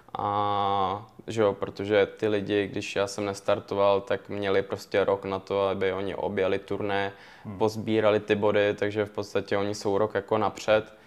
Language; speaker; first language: Czech; native; Czech